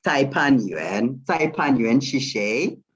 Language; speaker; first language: Chinese; non-native, fluent; Swahili